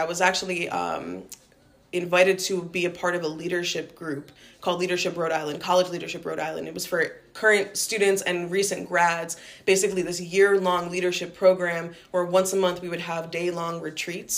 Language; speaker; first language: English; native; English